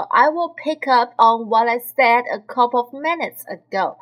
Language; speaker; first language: English; non-native, fluent; Chinese